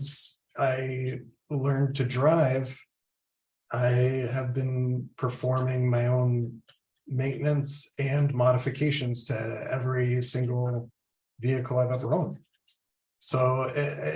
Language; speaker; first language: English; native; English